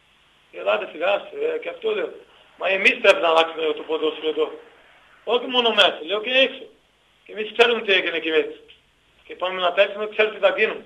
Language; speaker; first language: Greek; non-native, learner; Portuguese